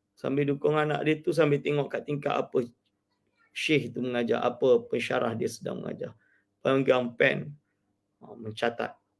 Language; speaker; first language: Malay; native; Malay